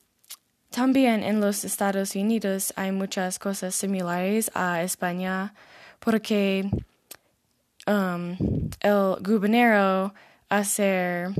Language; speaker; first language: Spanish; non-native, learner; English